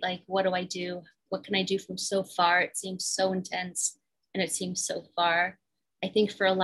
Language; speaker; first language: English; native; English